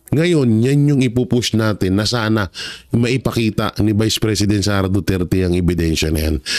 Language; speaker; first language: Filipino; non-native, local second language; Cebuano